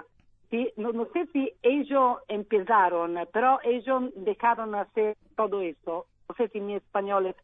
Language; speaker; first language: Spanish; non-native, learner; Italian